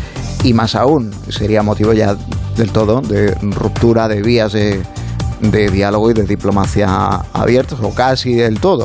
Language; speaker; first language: Spanish; native; Spanish